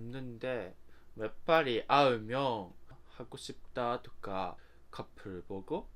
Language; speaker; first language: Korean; non-native, learner; Japanese